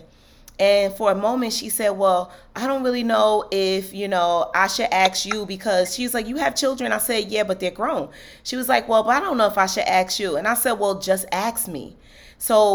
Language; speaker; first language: English; native; English